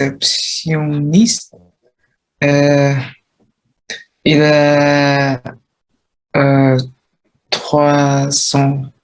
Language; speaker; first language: French; non-native, learner; Vietnamese